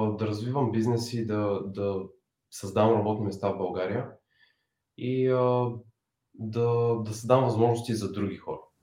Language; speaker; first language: Bulgarian; native; Bulgarian